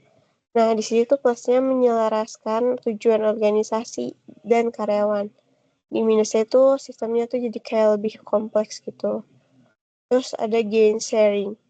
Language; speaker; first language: Indonesian; native; Indonesian